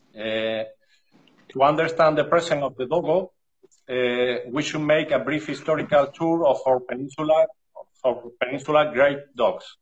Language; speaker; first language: English; non-native, learner; Spanish